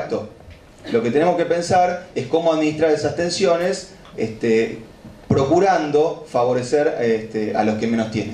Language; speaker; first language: Spanish; native; Spanish